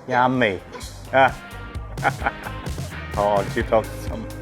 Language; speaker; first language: English; non-native, learner; Vietnamese